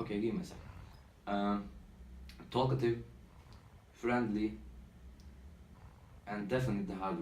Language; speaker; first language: English; non-native, learner; Turkish